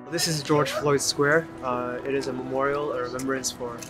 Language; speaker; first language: English; native; English